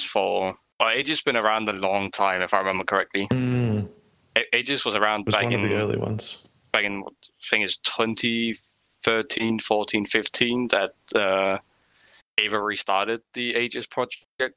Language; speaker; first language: English; non-native, fluent; Danish